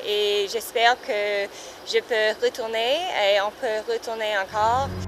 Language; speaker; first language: French; non-native, learner; English